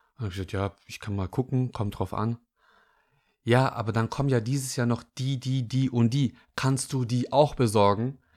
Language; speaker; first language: German; early bilingual, other home language; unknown